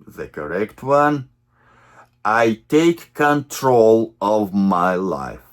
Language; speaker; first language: English; non-native, fluent; Russian